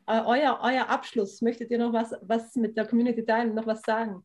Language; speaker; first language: German; native; German